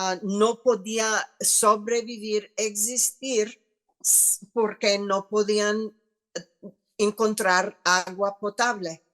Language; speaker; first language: Spanish; non-native, fluent; English